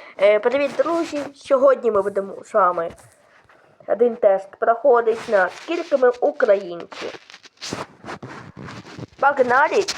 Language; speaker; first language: Ukrainian; non-native, local second language; Russian